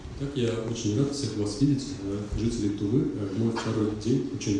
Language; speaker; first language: Russian; native; Russian